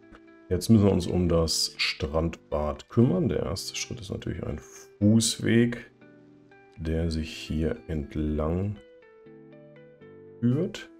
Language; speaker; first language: German; native; German